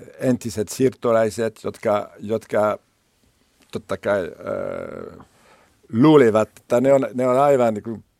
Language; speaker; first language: Finnish; non-native, learner; French